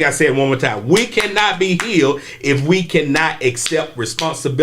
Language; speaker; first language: English; native; English